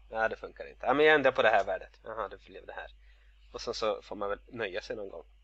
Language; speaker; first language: Swedish; non-native, fluent; Russian